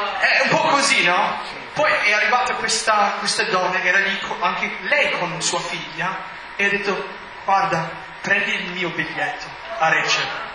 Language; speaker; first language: Italian; non-native, fluent; English